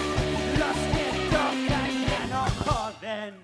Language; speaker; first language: Spanish; native; Spanish